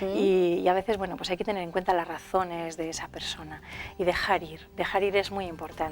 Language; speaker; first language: Spanish; native; Spanish